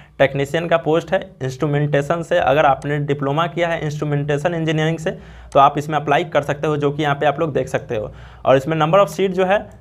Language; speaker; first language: Hindi; native; Hindi